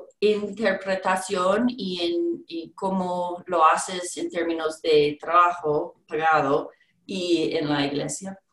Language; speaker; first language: Spanish; non-native, learner; English